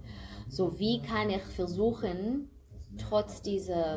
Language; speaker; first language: German; non-native, fluent; English